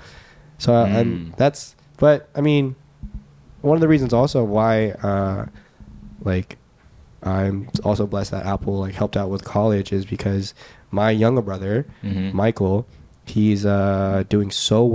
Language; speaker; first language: English; native; English